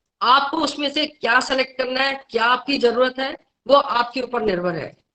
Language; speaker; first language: Hindi; native; Hindi